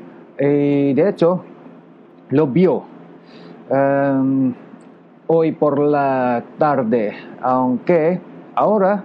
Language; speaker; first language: Spanish; non-native, local second language; Filipino